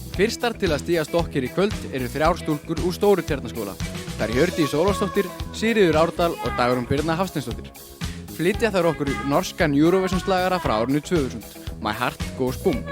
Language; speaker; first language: Icelandic; native; Icelandic